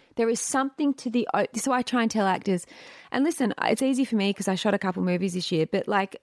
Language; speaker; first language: English; native; English